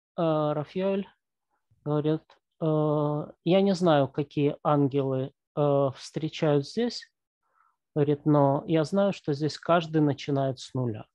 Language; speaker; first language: Russian; native; Russian